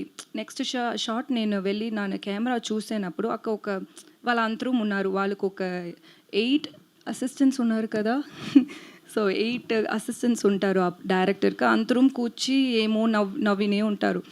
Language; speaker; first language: Telugu; non-native, learner; Tamil